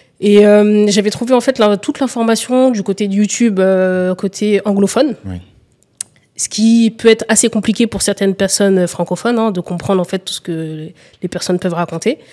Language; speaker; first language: French; early bilingual, other home language; Lingala